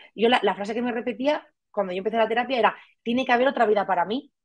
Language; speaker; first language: Spanish; native; Spanish